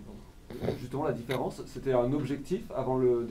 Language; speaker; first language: French; native; French